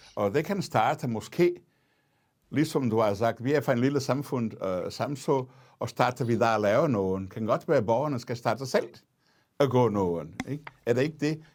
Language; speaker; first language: Danish; non-native, fluent; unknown